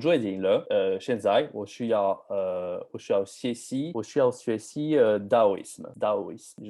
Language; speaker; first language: Chinese; non-native, learner; French